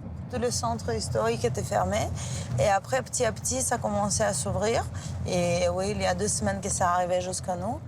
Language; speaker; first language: French; non-native, fluent; Ukrainian